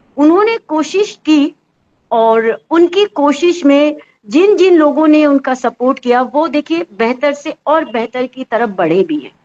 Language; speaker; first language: Hindi; native; Hindi